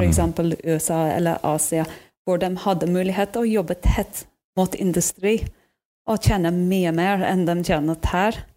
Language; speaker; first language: Norwegian; non-native, fluent; English